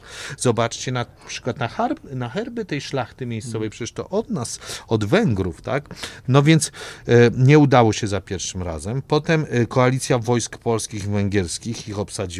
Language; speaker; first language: Polish; native; Polish